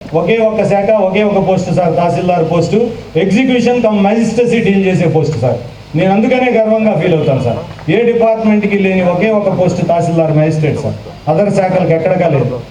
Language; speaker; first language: Telugu; native; Telugu